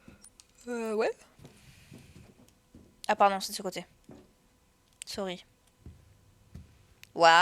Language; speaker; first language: French; native; French